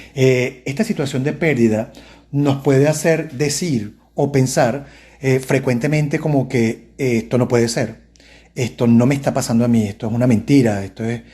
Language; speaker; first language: Spanish; native; Spanish